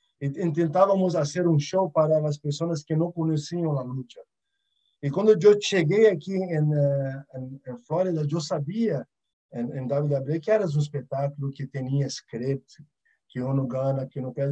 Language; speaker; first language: Portuguese; early bilingual, other home language; Arabic